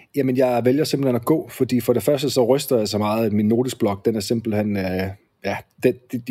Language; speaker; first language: Danish; native; Danish